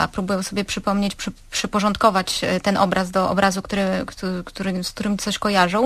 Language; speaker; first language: Polish; native; Polish